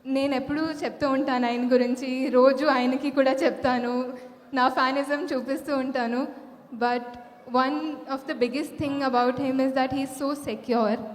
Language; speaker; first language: Telugu; non-native, local second language; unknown